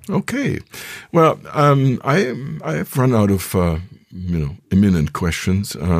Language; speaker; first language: English; non-native, fluent; German